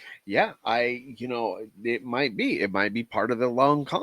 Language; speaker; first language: English; native; English